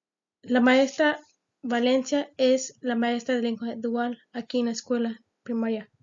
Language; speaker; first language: Spanish; early bilingual, heritage; Spanish